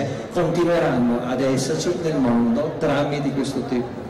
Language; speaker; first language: Italian; native; Italian